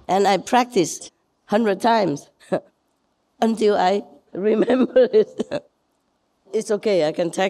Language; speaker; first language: English; non-native, fluent; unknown